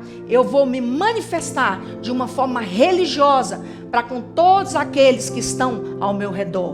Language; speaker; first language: Portuguese; native; Portuguese